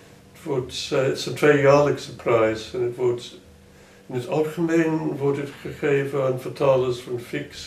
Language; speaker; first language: Dutch; non-native, fluent; English